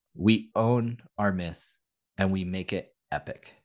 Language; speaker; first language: English; native; English